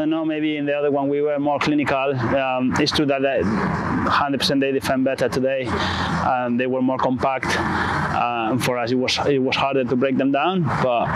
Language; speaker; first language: English; non-native, fluent; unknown